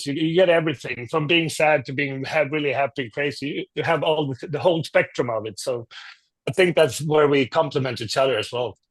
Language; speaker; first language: English; non-native, fluent; Swedish